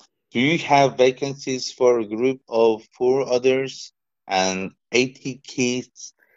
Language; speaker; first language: English; non-native, learner; Korean